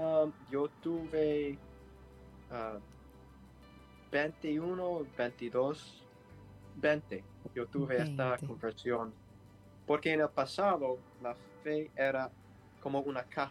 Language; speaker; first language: Spanish; non-native, learner; English